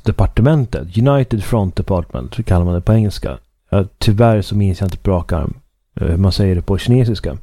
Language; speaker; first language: Swedish; native; Swedish